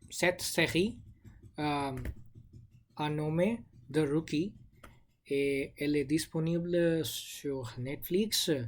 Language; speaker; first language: French; non-native, learner; English